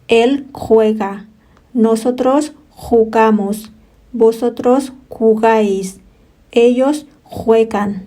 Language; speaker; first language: Spanish; non-native, fluent; Thai